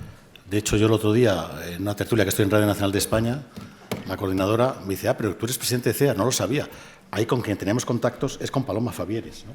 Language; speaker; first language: Spanish; native; Spanish